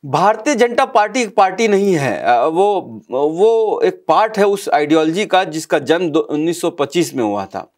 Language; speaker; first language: Hindi; native; Hindi